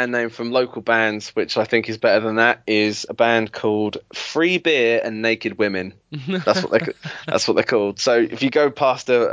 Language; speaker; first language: English; native; English